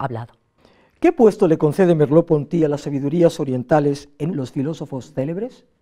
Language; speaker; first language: Spanish; native; Spanish